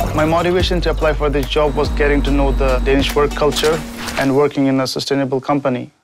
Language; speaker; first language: English; non-native, local second language; Kashmiri